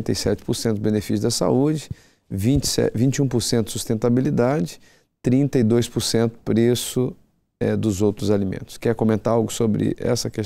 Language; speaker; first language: Portuguese; native; Portuguese